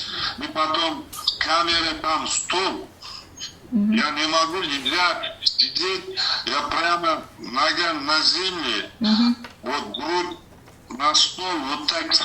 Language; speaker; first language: Russian; non-native, learner; Uzbek